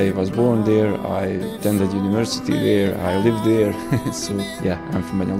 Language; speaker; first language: English; non-native, fluent; Serbian